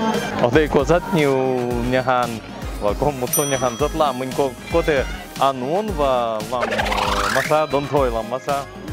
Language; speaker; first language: Vietnamese; non-native, learner; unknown